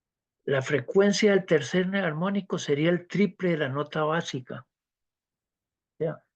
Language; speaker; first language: Spanish; native; Spanish